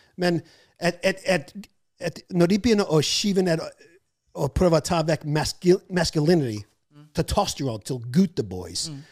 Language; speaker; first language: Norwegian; non-native, fluent; English